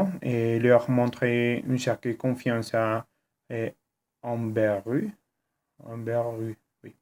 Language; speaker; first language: French; non-native, learner; Spanish